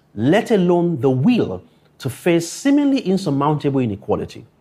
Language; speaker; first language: English; non-native, local second language; Yoruba